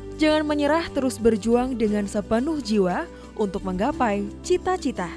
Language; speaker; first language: Indonesian; native; Indonesian